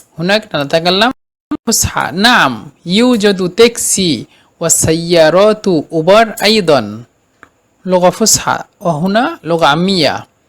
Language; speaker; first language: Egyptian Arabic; non-native, fluent; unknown